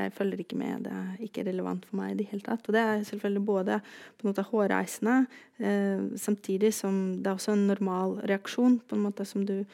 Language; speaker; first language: Norwegian; non-native, fluent; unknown